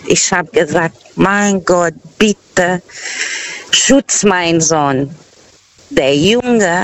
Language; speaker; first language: German; non-native, fluent; Portuguese